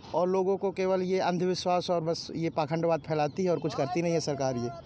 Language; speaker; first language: Hindi; native; Hindi